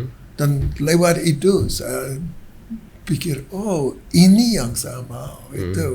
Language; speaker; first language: Indonesian; non-native, learner; English